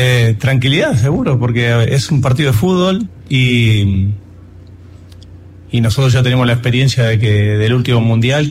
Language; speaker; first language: Spanish; native; Spanish